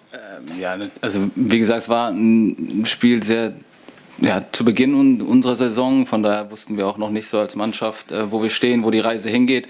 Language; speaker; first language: German; native; German